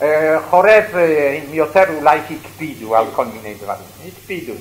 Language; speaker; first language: Hebrew; non-native, fluent; Yiddish